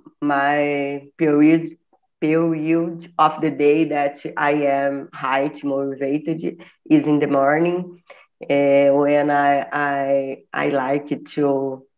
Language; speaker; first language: English; non-native, learner; Portuguese